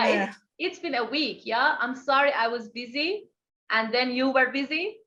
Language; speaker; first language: English; non-native, fluent; Persian